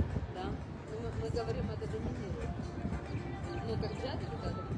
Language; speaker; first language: Russian; non-native, fluent; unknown